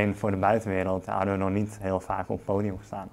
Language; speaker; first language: Dutch; native; Dutch